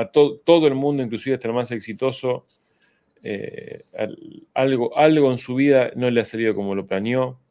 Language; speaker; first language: Spanish; native; Spanish